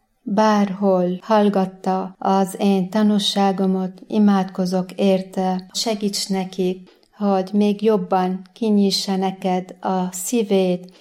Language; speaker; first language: Hungarian; non-native, fluent; Arabic